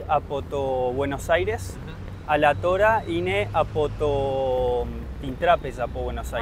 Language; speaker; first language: Greek; early bilingual, heritage; Spanish